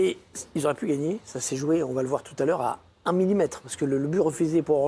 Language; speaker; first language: French; native; French